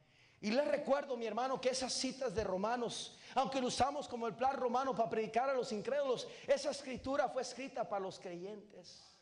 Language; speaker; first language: Spanish; native; Spanish